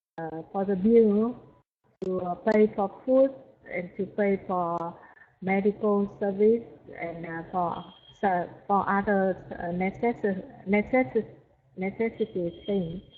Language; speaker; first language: English; non-native, learner; Vietnamese